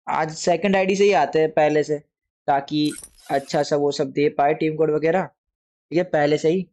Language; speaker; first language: Hindi; non-native, local second language; Gujarati